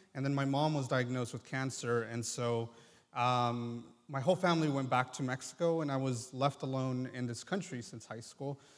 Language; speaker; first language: English; early bilingual, other home language; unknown